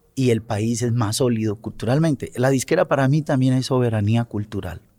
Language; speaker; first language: Spanish; native; Spanish